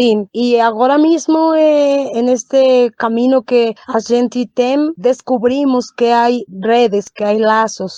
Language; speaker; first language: Portuguese; non-native, learner; Spanish